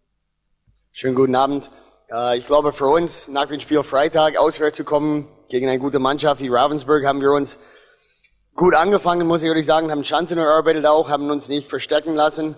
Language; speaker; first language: German; non-native, fluent; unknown